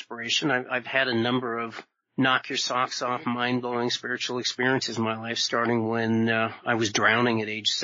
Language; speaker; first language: English; native; English